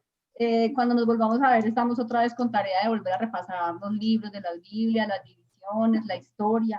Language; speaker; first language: Spanish; native; Spanish